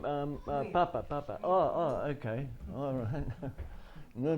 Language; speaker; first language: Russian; early bilingual, heritage; Russian